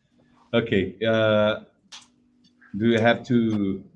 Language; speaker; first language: English; non-native, learner; Portuguese